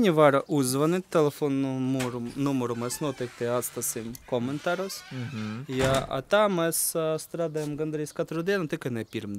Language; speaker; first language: Latvian; non-native, local second language; Russian